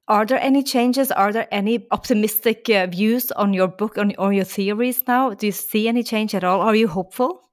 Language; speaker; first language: English; non-native, fluent; Norwegian